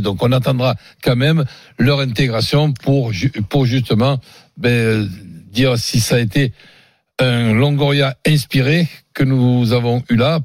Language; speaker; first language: French; native; French